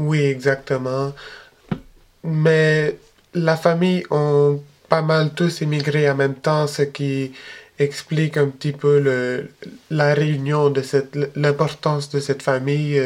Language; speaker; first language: French; early bilingual, other home language; Spanish